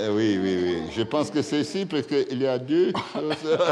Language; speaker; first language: French; non-native, learner; Italian